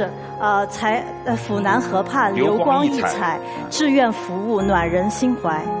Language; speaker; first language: Chinese; native; Chinese